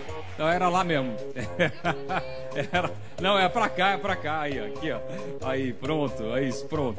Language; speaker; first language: Portuguese; native; Portuguese